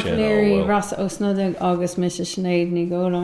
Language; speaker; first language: Irish; non-native, learner; English